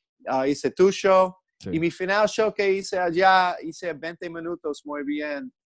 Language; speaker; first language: Spanish; non-native, learner; English